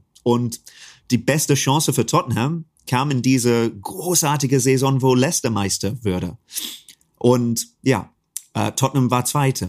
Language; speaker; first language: German; non-native, fluent; English